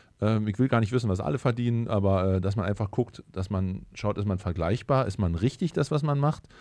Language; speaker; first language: German; native; German